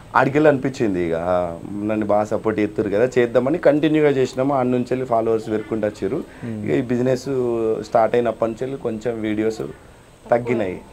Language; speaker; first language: Telugu; native; Telugu